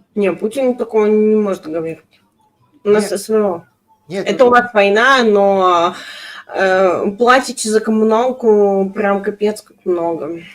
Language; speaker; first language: Russian; native; Russian